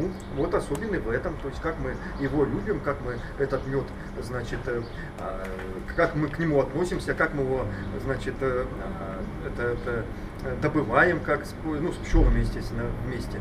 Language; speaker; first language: Russian; native; Russian